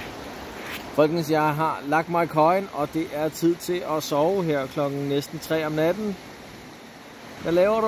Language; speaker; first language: Danish; native; Danish